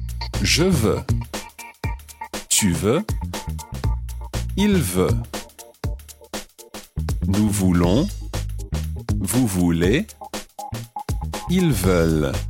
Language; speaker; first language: French; non-native, fluent; English